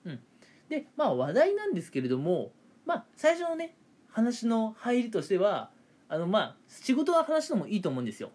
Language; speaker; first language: Japanese; native; Japanese